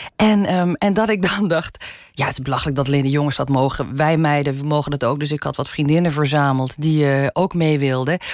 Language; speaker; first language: Dutch; non-native, local second language; Limburgish